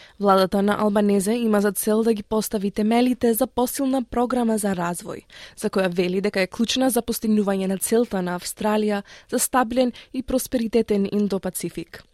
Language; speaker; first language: Macedonian; native; Macedonian